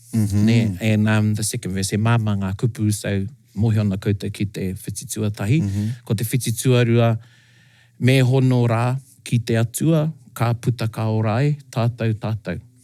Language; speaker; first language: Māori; non-native, local second language; English